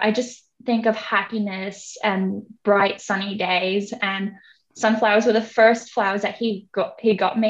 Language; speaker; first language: English; non-native, local second language; Cantonese